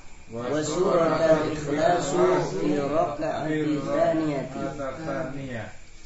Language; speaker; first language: Arabic; non-native, learner; Indonesian